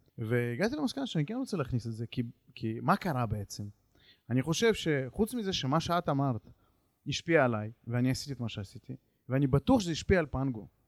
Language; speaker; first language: Hebrew; native; Hebrew